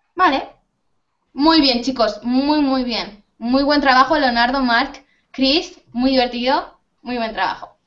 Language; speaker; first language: Spanish; native; Spanish